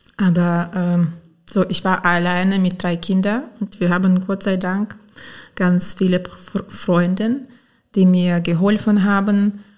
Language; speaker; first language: German; non-native, fluent; Ukrainian